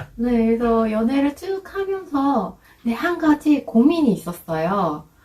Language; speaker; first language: Korean; native; Korean